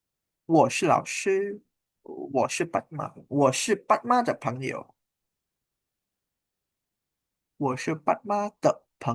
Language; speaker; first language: Chinese; non-native, fluent; Indonesian